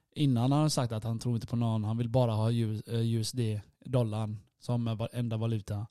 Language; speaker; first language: Swedish; early bilingual, other home language; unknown